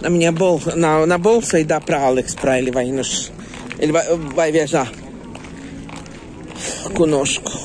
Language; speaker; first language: Portuguese; non-native, fluent; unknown